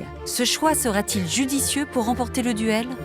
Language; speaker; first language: French; native; French